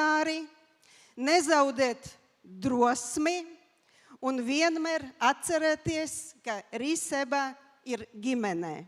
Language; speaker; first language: Latvian; non-native, local second language; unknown